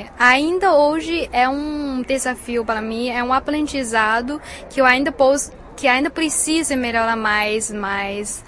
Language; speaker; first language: Portuguese; non-native, fluent; Chinese